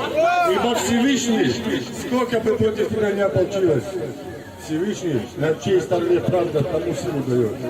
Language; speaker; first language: Russian; native; Russian